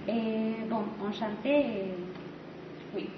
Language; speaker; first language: French; non-native, fluent; Spanish